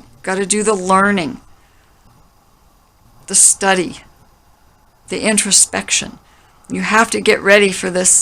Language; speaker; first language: English; native; English